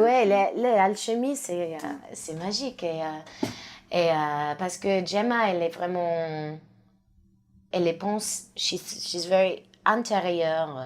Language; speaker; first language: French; non-native, learner; English